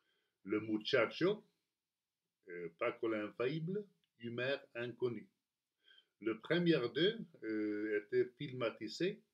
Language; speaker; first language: French; non-native, learner; Spanish